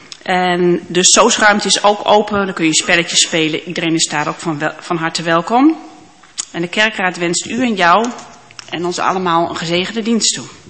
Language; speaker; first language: Dutch; native; Dutch